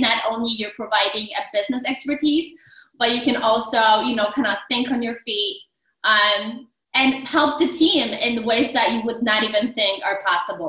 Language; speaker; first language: English; non-native, fluent; Polish